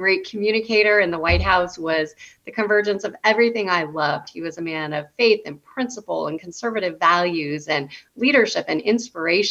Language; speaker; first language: English; native; English